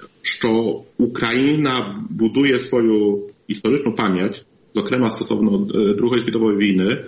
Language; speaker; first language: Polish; non-native, learner; Ukrainian